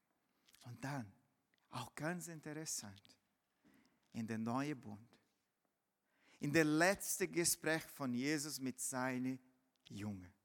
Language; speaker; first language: German; non-native, fluent; Portuguese